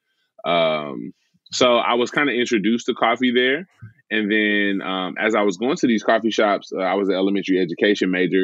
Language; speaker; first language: English; native; English